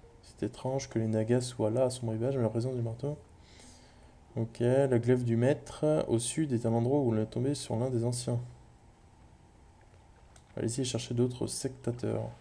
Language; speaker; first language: French; native; French